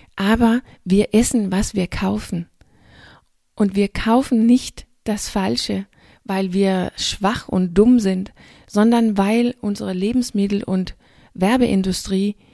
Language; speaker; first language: German; non-native, fluent; Danish